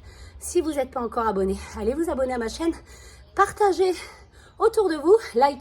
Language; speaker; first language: French; native; French